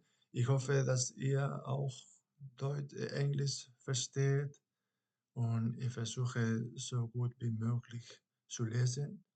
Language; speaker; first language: German; non-native, fluent; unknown